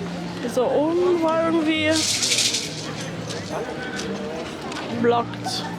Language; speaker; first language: German; non-native, fluent; English